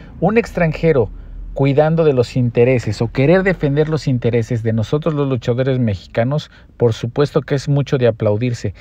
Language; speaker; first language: Spanish; native; Spanish